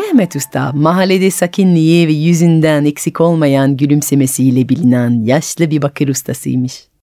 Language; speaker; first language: Turkish; non-native, fluent; French